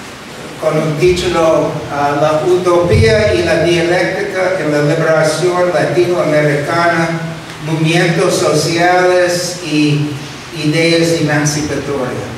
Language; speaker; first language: Spanish; non-native, fluent; English